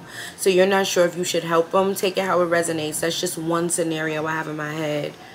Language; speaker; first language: English; native; English